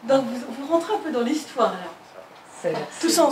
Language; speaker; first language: French; native; French